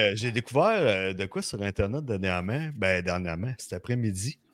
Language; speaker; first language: French; native; French